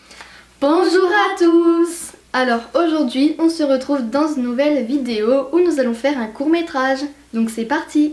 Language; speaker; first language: French; native; French